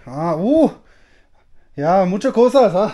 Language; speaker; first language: Spanish; non-native, learner; German